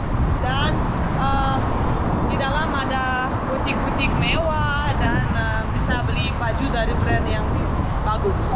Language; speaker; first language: Indonesian; non-native, fluent; Russian